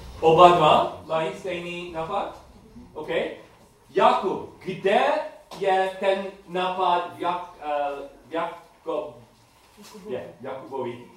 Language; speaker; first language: Czech; non-native, learner; English